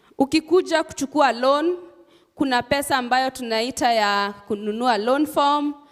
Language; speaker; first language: Swahili; non-native, local second language; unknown